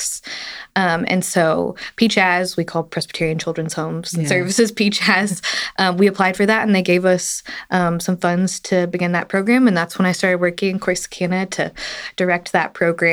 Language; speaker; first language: English; native; English